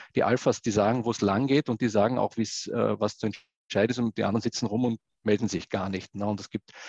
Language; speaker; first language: German; native; German